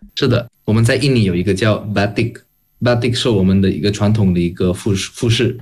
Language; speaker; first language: Chinese; non-native, fluent; Indonesian